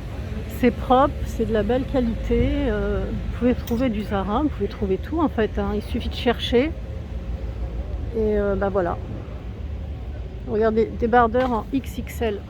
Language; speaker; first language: French; native; French